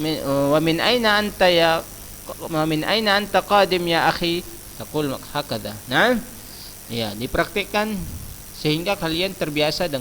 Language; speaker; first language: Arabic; non-native, fluent; Indonesian